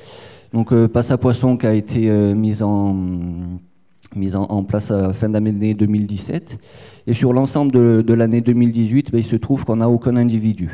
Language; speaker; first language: French; native; French